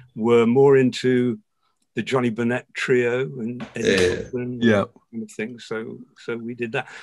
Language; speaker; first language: English; native; English